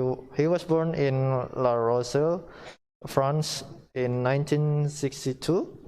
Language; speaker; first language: English; non-native, learner; Indonesian